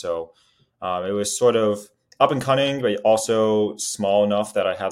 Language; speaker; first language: English; native; English